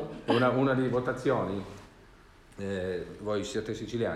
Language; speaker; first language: Italian; non-native, learner; Swedish